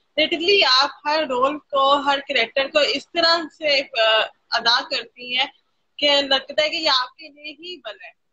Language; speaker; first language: Urdu; native; Urdu